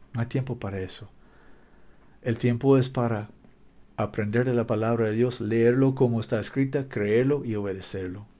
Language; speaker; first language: Spanish; non-native, learner; English